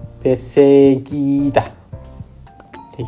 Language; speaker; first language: Portuguese; non-native, learner; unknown